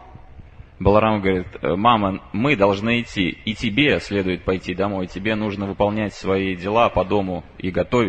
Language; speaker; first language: Russian; native; Russian